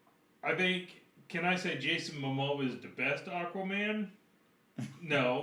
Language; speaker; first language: English; native; English